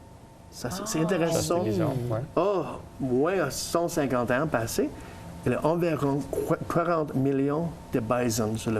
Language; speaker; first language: French; non-native, learner; English